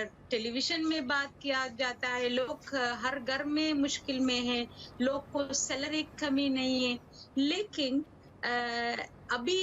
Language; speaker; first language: Hindi; non-native, learner; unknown